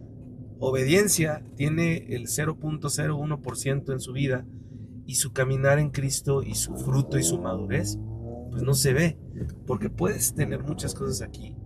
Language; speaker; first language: Spanish; native; Spanish